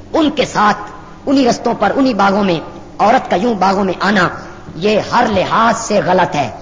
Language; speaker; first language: Urdu; native; Urdu